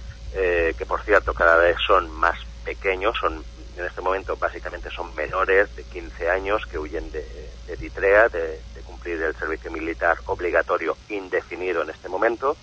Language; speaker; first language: Spanish; native; Spanish